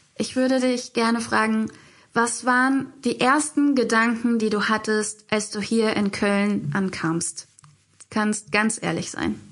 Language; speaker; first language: German; native; German